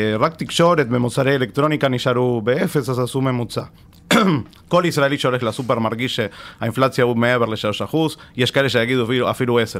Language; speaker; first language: Hebrew; non-native, fluent; Spanish